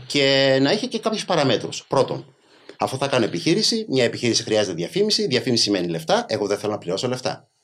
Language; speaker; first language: Greek; early bilingual, other home language; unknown